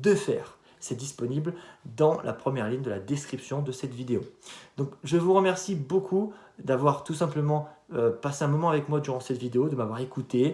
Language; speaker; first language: French; native; French